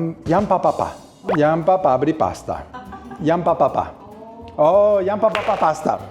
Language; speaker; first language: Korean; non-native, fluent; Italian